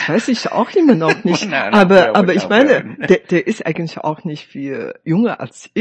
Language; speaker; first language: German; non-native, fluent; Chinese